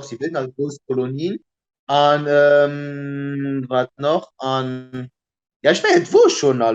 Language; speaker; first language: German; non-native, local second language; Luxembourgish